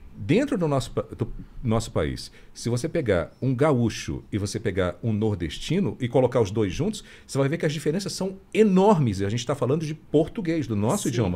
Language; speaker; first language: Portuguese; native; Portuguese